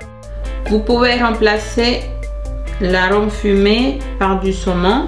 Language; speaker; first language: French; non-native, fluent; Spanish